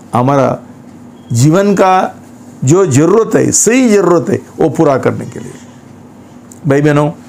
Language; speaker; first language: Hindi; non-native, local second language; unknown